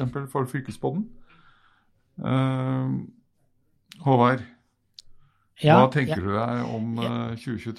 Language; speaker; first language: Norwegian; native; Norwegian